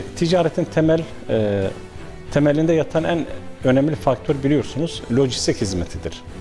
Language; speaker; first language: Turkish; early bilingual, heritage; Arabic